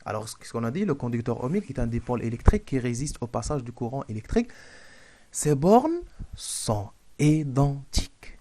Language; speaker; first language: French; non-native, local second language; Arabic